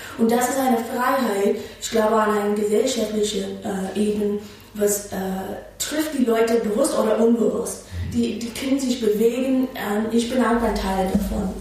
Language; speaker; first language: German; non-native, fluent; English